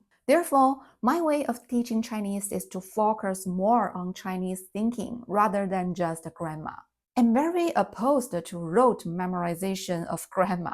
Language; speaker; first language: English; non-native, fluent; Chinese